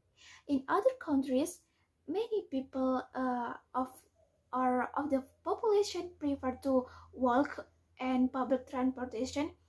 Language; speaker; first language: English; non-native, learner; Indonesian